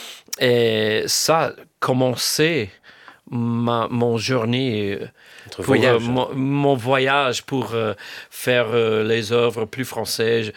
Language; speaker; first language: French; non-native, fluent; English